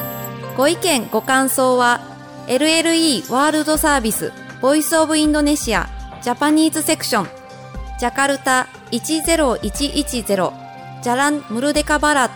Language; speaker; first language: Japanese; non-native, fluent; Indonesian